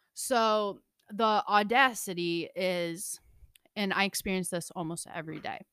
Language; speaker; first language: English; native; English